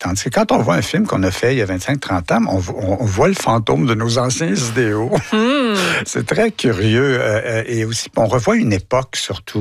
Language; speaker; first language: French; native; French